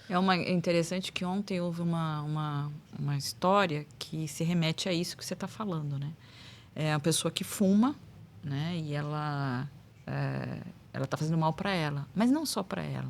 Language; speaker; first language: Portuguese; native; Portuguese